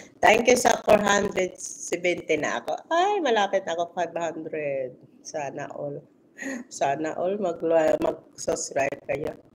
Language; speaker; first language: Filipino; non-native, local second language; Hiligaynon